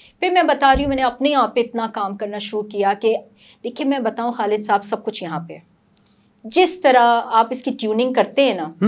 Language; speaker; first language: Urdu; native; Urdu